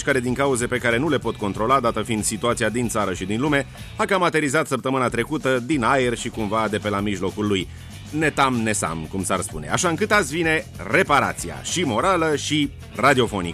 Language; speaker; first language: Romanian; native; Romanian